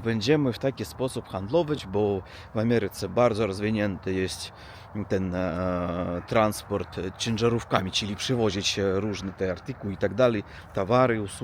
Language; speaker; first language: Polish; non-native, learner; Russian